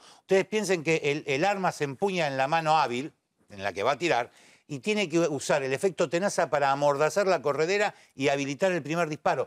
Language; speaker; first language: Spanish; native; Spanish